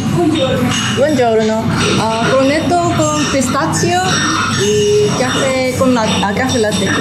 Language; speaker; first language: Italian; non-native, learner; Korean